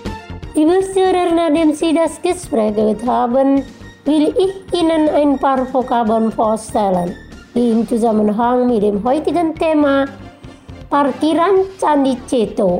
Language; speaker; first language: German; non-native, fluent; Indonesian